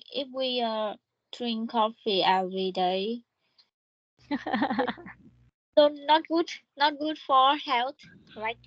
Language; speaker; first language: English; non-native, learner; Vietnamese